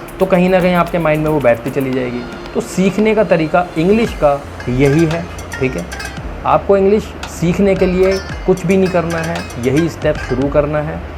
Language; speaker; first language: Hindi; native; Hindi